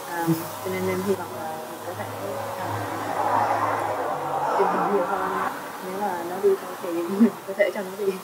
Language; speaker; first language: Vietnamese; early bilingual, heritage; Vietnamese